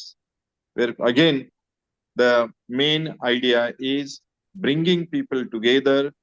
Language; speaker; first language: English; non-native, local second language; Marathi